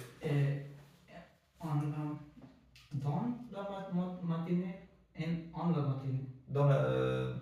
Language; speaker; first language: French; non-native, learner; English